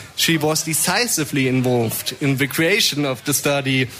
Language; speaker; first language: English; non-native, fluent; German